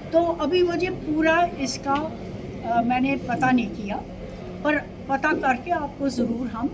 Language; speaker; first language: Hindi; non-native, local second language; Punjabi